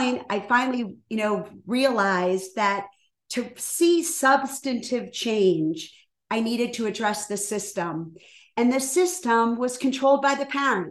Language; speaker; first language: English; native; English